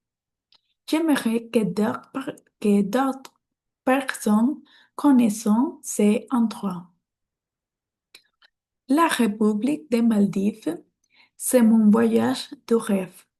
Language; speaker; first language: French; non-native, learner; Spanish